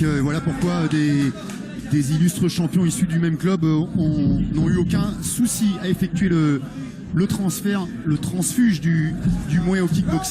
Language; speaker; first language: French; native; French